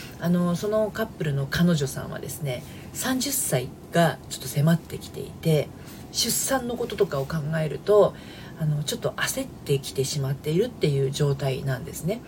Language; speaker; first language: Japanese; native; Japanese